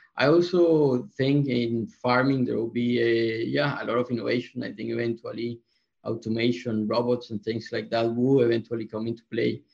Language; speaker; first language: English; non-native, fluent; Spanish